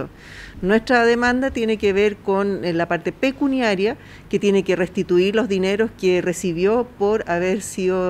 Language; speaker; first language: Spanish; native; Spanish